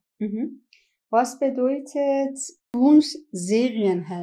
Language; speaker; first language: German; non-native, learner; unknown